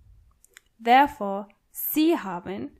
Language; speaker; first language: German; non-native, fluent; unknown